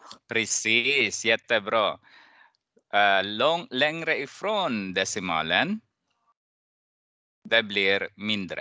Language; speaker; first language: Swedish; non-native, fluent; Arabic